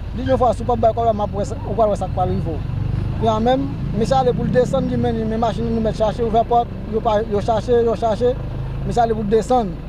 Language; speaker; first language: Haitian Creole; native; Haitian Creole